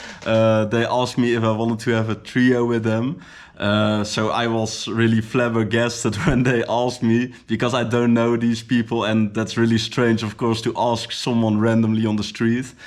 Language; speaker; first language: English; non-native, fluent; Dutch